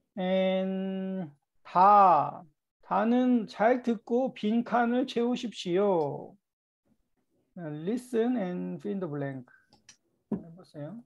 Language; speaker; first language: Korean; native; Korean